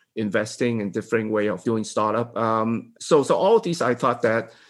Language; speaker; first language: English; non-native, local second language; Cantonese